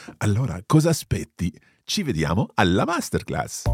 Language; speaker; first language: Italian; non-native, fluent; English